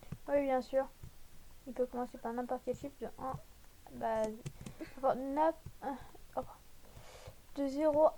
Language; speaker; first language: French; native; French